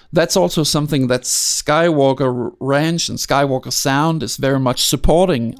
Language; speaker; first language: English; non-native, fluent; Danish